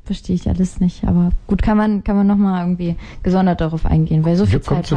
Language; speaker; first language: German; native; German